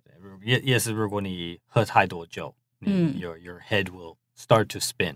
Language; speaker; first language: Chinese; non-native, fluent; English